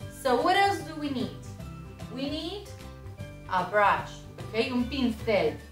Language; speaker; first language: English; non-native, fluent; Spanish